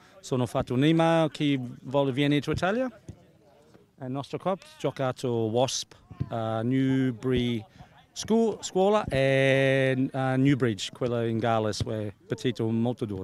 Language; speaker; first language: Italian; early bilingual, heritage; English